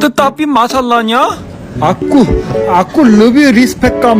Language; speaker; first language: Indonesian; non-native, learner; Korean